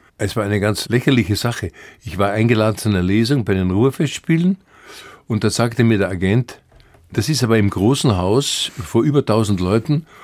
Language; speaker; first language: German; native; German